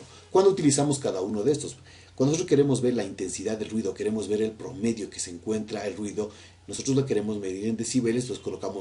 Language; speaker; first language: Spanish; native; Spanish